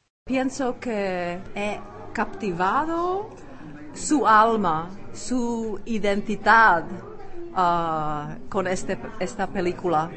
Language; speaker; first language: Spanish; non-native, fluent; Czech